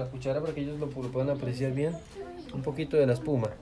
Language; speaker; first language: Spanish; native; Spanish